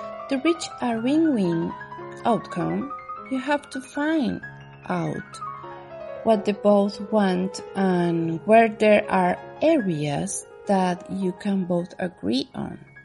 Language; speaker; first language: English; non-native, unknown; Spanish